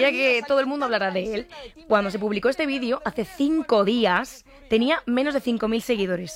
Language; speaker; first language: Spanish; native; Spanish